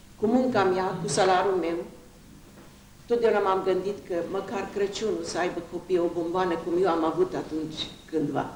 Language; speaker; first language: Romanian; non-native, local second language; Hungarian